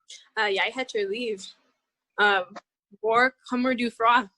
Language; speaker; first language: Norwegian; non-native, learner; English